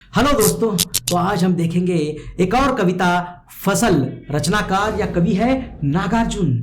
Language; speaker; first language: Hindi; non-native, local second language; Kannada